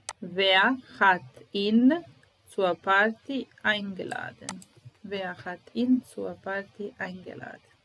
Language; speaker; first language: German; non-native, fluent; Serbian